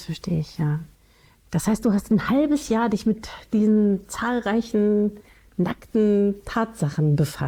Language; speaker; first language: German; native; German